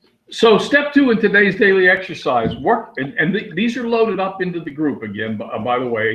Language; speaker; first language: English; native; English